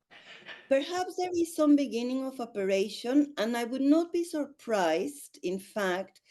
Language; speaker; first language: English; non-native, fluent; Spanish